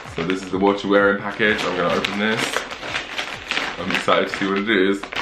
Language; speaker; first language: English; native; English